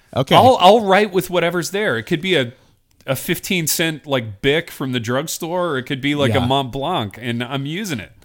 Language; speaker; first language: English; native; English